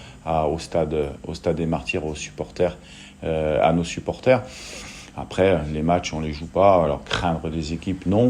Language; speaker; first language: French; native; French